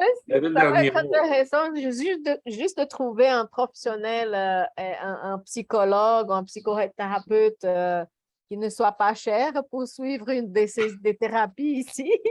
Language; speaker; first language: French; non-native, fluent; Portuguese